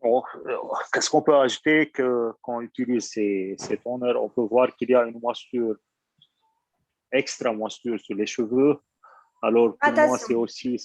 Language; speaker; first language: French; non-native, fluent; Arabic